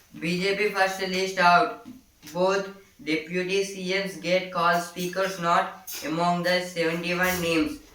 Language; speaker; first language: English; non-native, local second language; Telugu